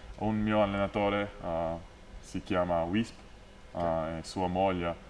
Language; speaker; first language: Italian; non-native, learner; Georgian